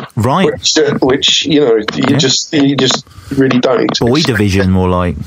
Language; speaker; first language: English; native; English